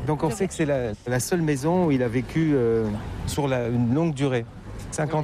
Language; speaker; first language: French; native; French